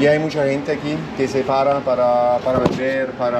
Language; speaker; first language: Spanish; non-native, learner; Italian